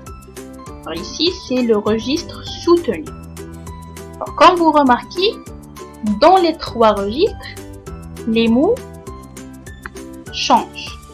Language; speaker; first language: French; non-native, local second language; Arabic